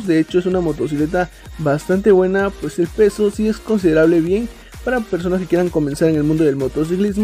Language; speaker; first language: Spanish; native; Spanish